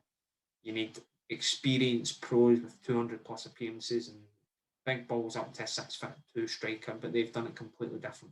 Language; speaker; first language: English; native; English